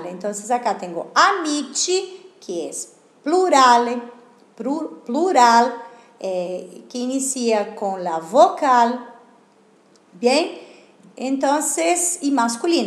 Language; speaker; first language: Spanish; non-native, fluent; Portuguese